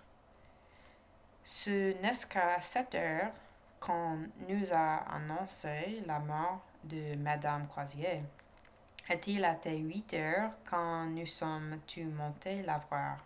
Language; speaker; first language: French; non-native, learner; English